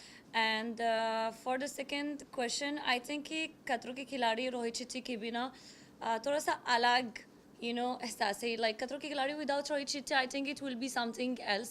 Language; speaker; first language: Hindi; non-native, learner; Arabic